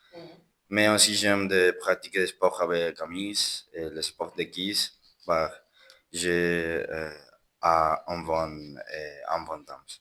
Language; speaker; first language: French; non-native, learner; Spanish